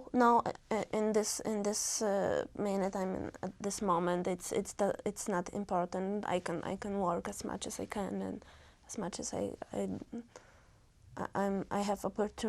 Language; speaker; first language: English; non-native, learner; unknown